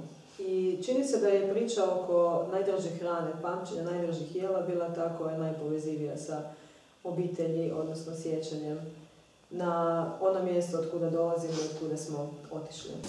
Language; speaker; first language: Croatian; native; Croatian